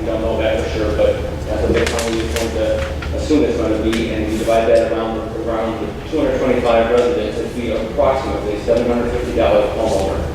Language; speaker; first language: English; native; English